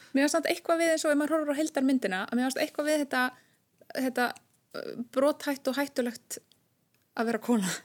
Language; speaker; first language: Icelandic; native; Icelandic